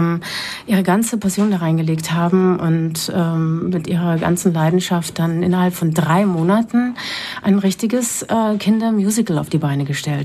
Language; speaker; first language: German; native; German